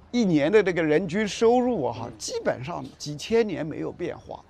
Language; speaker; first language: Chinese; native; Chinese